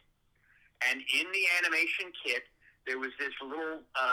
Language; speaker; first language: English; native; English